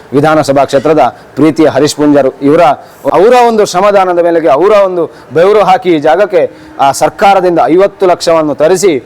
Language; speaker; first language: Kannada; native; Kannada